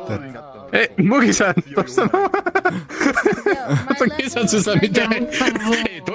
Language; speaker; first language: Japanese; non-native, learner; Spanish